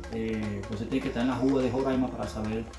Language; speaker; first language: Portuguese; non-native, learner; Spanish